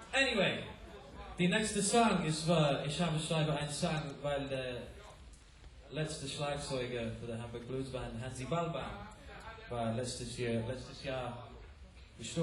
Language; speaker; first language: German; non-native, learner; English